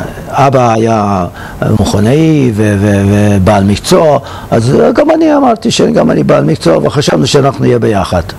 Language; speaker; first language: Hebrew; non-native, fluent; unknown